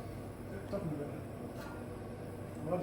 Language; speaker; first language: Russian; non-native, learner; Somali